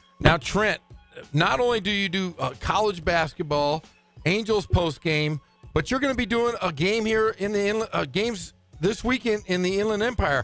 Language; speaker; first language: English; native; English